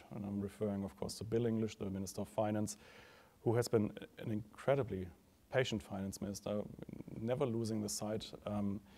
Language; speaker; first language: English; non-native, fluent; German